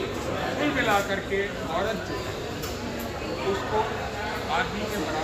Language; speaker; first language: Hindi; native; Hindi